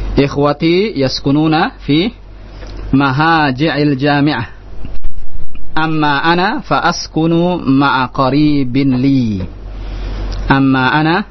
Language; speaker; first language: Arabic; non-native, fluent; Indonesian